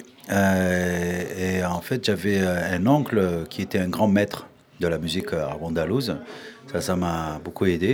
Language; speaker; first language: French; non-native, local second language; Arabic